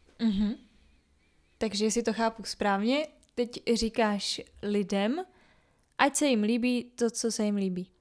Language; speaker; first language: Czech; native; Czech